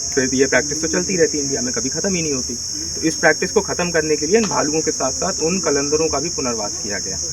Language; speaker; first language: Hindi; native; Hindi